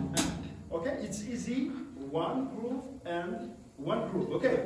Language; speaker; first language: English; non-native, learner; French